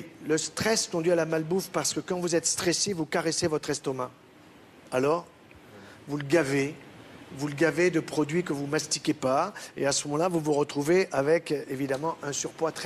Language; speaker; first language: French; native; French